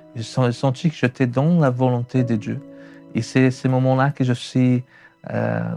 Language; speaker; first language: French; non-native, fluent; Portuguese